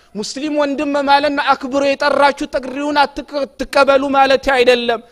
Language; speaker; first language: Amharic; non-native, local second language; Oromo